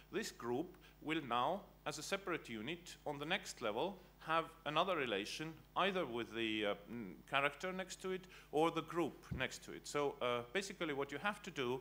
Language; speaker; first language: English; non-native, fluent; Estonian